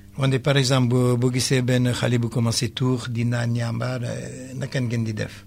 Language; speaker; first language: Wolof; native; Wolof